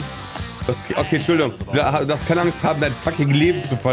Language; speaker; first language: German; native; German